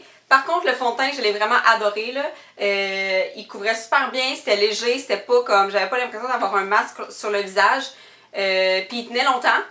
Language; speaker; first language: French; native; French